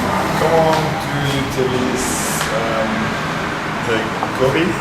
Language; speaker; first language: French; non-native, learner; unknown